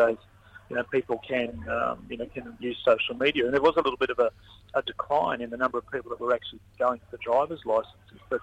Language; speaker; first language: English; native; English